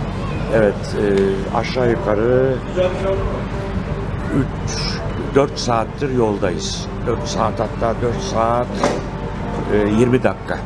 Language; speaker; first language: Turkish; native; Turkish